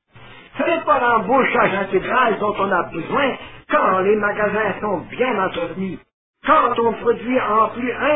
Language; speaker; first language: French; native; French